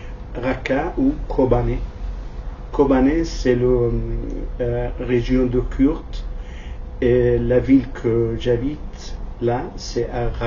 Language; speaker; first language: French; non-native, learner; Kurdish